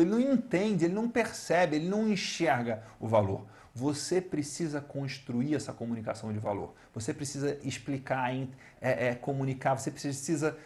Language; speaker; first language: Portuguese; native; Portuguese